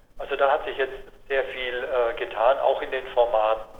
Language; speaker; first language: German; native; German